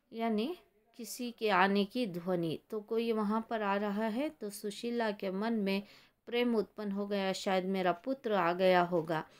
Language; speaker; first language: Hindi; non-native, local second language; Kannada